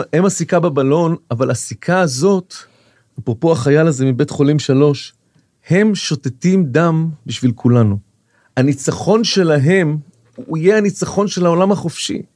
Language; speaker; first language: Hebrew; native; Hebrew